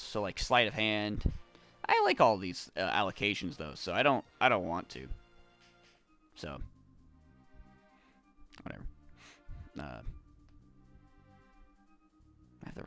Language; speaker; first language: English; native; English